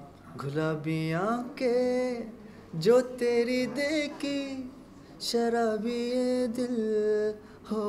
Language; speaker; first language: Hindi; non-native, fluent; Arabic